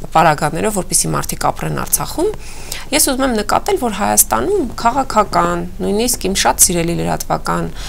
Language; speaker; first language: Armenian; native; Armenian